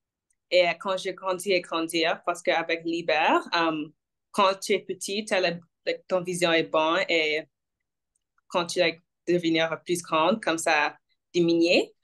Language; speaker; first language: French; non-native, local second language; English